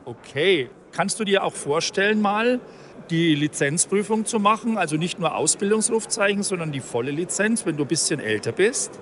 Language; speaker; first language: German; native; German